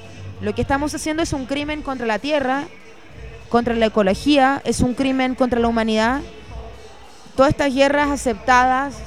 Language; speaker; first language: Spanish; early bilingual, heritage; Spanish